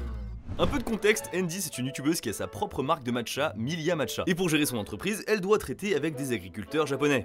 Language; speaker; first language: French; native; French